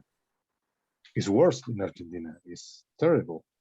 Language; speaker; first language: English; non-native, learner; Spanish